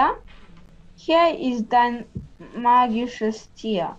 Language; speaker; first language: German; non-native, learner; Russian